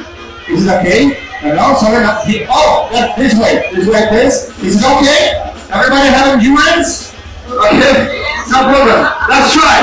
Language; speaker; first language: English; non-native, fluent; Russian